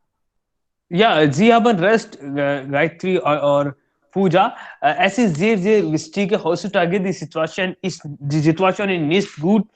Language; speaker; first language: German; non-native, learner; Hindi